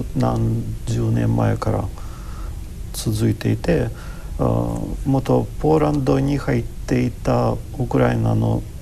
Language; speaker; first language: Japanese; non-native, fluent; Ukrainian